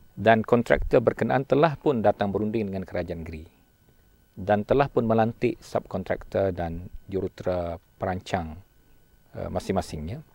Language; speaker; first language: Malay; native; Malay